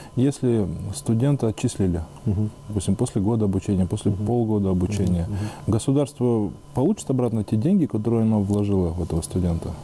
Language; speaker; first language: Russian; native; Russian